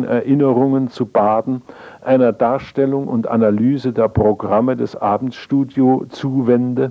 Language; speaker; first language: German; native; German